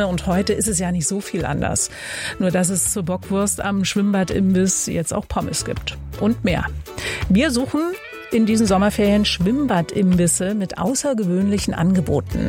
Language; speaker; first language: German; native; German